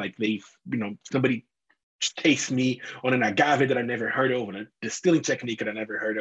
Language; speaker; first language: English; non-native, fluent; Portuguese